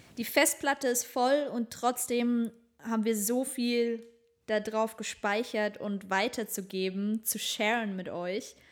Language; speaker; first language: German; native; German